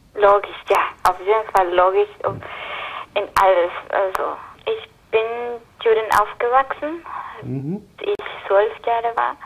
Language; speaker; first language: German; non-native, learner; Spanish